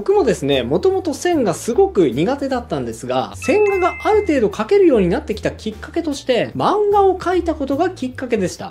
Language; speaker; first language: Japanese; native; Japanese